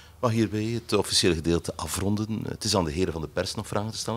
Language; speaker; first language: Dutch; native; Dutch